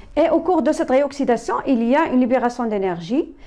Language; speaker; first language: French; non-native, local second language; Arabic